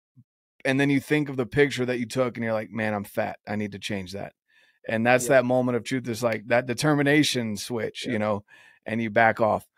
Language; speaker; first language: English; native; English